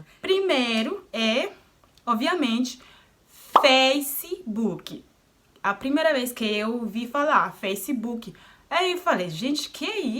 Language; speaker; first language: Portuguese; non-native, fluent; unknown